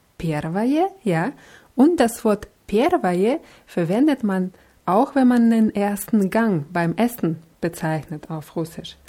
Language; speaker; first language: German; non-native, fluent; Russian